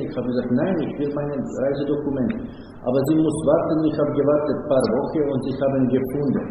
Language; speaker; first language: German; non-native, learner; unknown